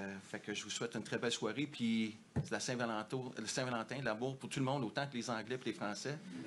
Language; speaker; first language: French; native; French